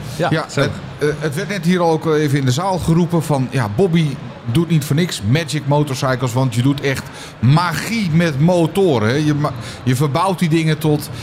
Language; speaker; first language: Dutch; native; Dutch